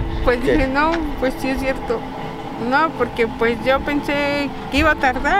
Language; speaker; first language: Spanish; native; Spanish